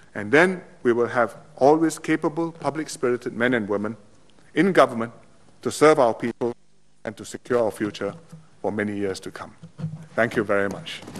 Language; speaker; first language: English; native; English